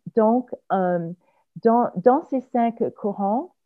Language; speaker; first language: French; non-native, fluent; English